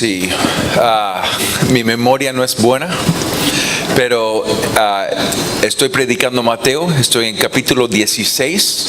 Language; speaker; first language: Spanish; non-native, fluent; English